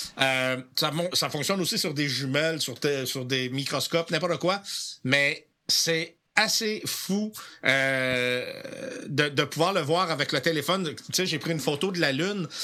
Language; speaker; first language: French; native; French